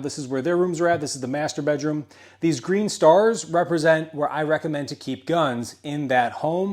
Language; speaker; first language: English; native; English